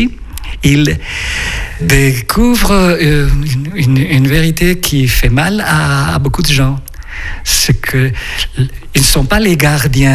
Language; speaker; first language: French; non-native, fluent; Spanish